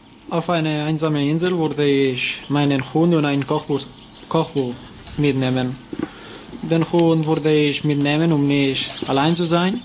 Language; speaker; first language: German; non-native, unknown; Catalan